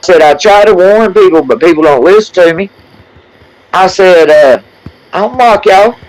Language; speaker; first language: English; native; English